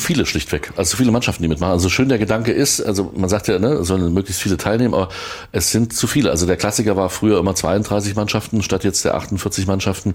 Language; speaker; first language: German; native; German